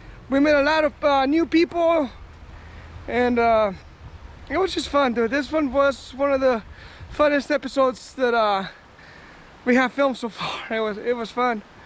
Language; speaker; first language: English; early bilingual, other home language; Spanish